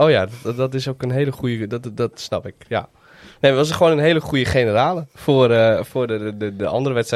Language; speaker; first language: Dutch; native; Dutch